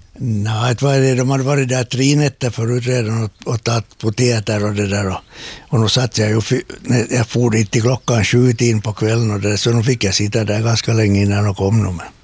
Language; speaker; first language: Swedish; native; Swedish